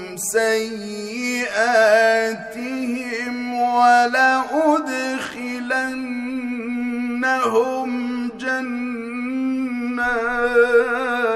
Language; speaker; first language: Arabic; native; Arabic